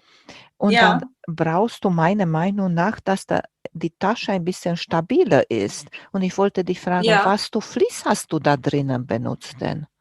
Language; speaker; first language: German; non-native, fluent; Romanian